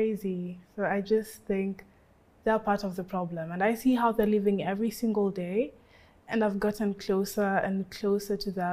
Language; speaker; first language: English; native; English